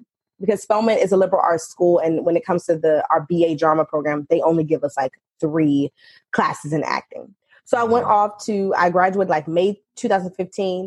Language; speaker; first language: English; native; English